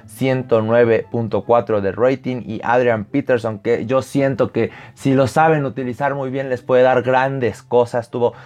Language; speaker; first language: Spanish; native; Spanish